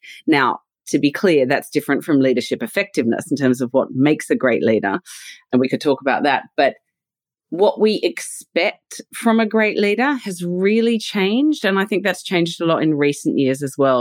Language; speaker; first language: English; native; English